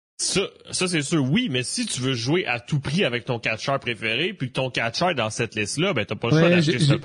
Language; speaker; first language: French; native; French